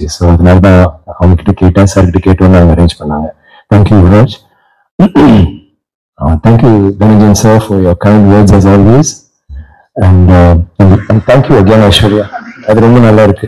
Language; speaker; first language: Tamil; native; Tamil